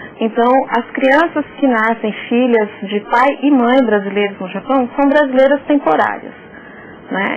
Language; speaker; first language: Portuguese; native; Portuguese